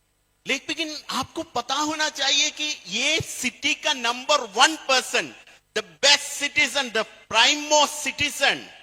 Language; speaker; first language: Hindi; non-native, local second language; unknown